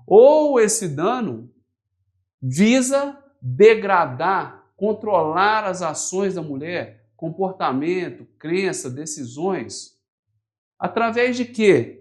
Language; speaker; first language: Portuguese; native; Portuguese